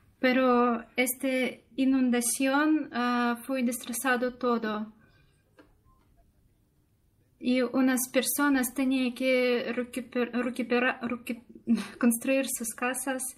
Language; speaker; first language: Spanish; non-native, learner; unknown